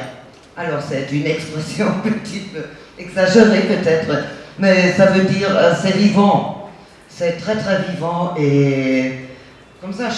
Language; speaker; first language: French; non-native, fluent; German